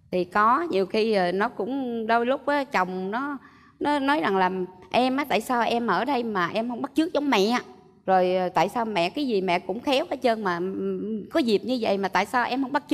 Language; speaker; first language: Vietnamese; native; Vietnamese